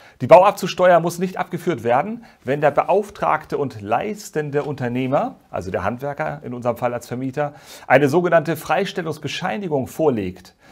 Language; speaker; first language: German; native; German